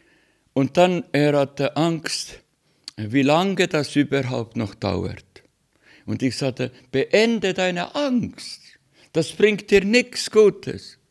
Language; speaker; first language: German; non-native, learner; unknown